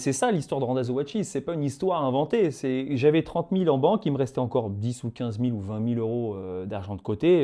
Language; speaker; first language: French; native; French